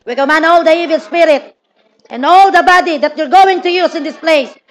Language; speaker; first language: English; non-native, local second language; Filipino